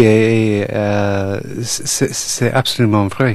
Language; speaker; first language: French; non-native, fluent; English